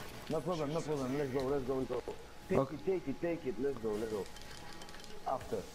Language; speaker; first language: English; non-native, learner; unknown